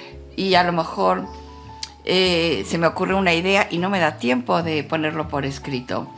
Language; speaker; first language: Spanish; non-native, fluent; French